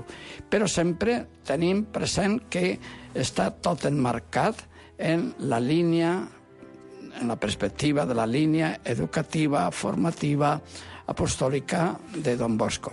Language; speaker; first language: Catalan; non-native, local second language; Spanish